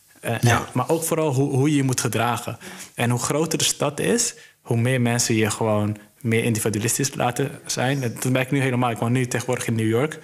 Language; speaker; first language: Dutch; early bilingual, other home language; Somali